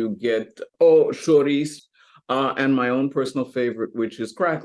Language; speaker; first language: English; native; English